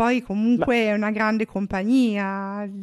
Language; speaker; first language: Italian; native; Italian